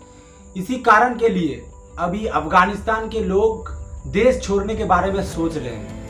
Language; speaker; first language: Hindi; non-native, local second language; Bangla